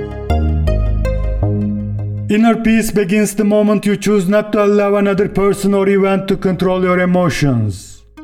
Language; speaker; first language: English; non-native, fluent; Turkish